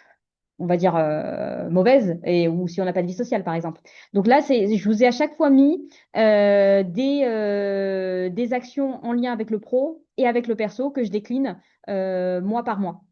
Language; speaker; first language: French; native; French